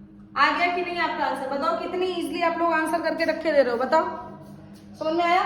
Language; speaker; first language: Hindi; native; Hindi